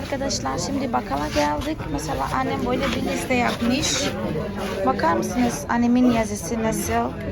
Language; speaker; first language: Turkish; non-native, fluent; Portuguese